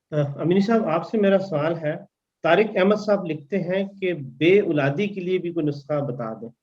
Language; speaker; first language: Urdu; native; Urdu